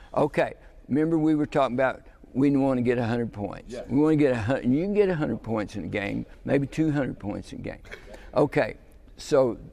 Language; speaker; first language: English; native; English